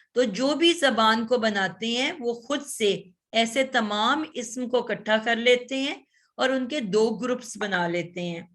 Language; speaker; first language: Urdu; native; Urdu